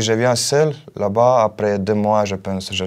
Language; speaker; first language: French; non-native, learner; Croatian